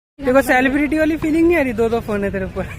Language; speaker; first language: Hindi; native; Hindi